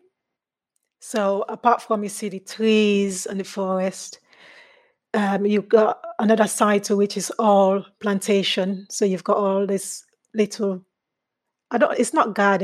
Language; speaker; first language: English; non-native, local second language; Krio